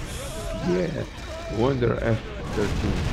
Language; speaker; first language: English; non-native, learner; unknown